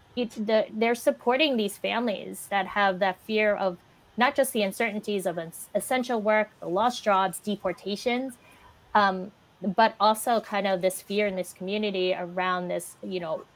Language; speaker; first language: English; native; English